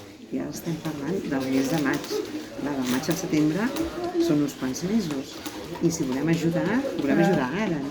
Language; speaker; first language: Catalan; native; Catalan